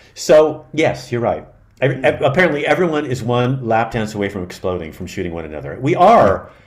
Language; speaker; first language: English; native; English